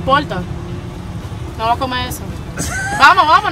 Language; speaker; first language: Spanish; native; Spanish